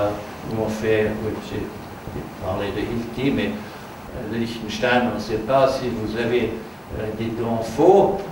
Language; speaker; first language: French; non-native, fluent; German